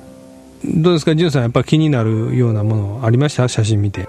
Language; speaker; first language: Japanese; native; Japanese